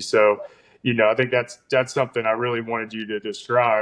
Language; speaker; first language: English; native; English